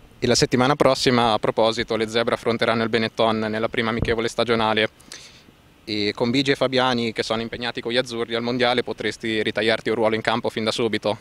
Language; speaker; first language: Italian; native; Italian